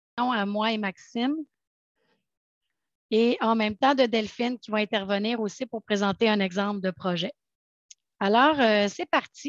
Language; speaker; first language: French; native; French